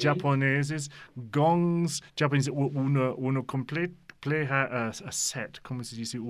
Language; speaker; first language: Spanish; non-native, learner; English